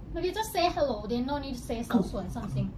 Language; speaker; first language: English; non-native, learner; Thai